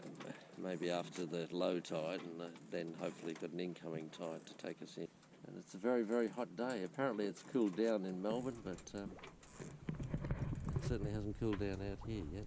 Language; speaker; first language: English; native; English